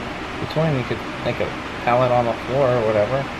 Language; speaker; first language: English; native; English